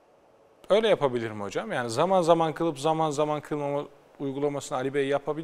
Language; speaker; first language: Turkish; native; Turkish